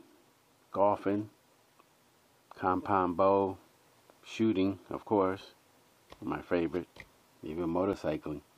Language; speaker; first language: English; native; English